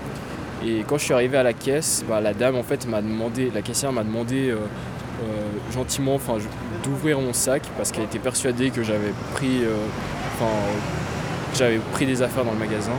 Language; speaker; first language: French; early bilingual, other home language; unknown